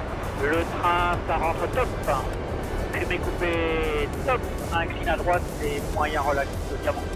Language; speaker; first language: French; native; French